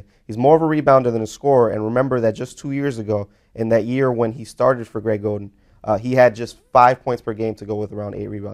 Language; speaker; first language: English; native; English